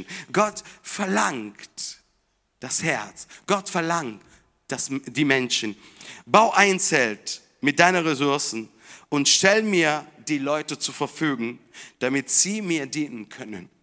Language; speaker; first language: German; non-native, fluent; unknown